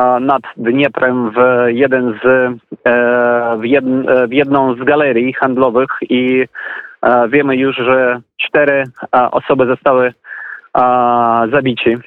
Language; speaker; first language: Polish; non-native, fluent; Ukrainian